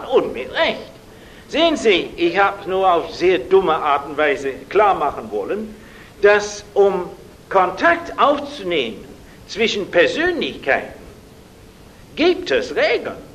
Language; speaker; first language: German; non-native, fluent; English